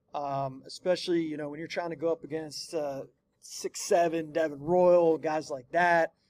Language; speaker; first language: English; native; English